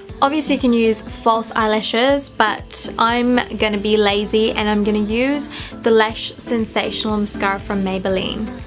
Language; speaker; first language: English; early bilingual, other home language; Sinhala